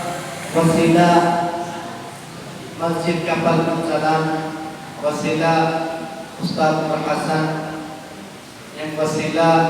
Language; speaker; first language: Indonesian; non-native, learner; Urdu